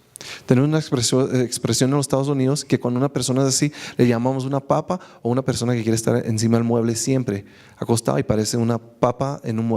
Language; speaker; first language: Spanish; native; Spanish